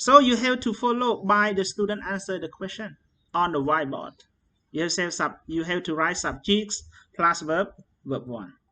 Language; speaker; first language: English; non-native, fluent; Khmer